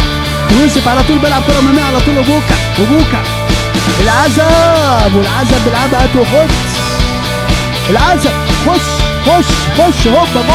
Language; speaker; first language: Arabic; native; Arabic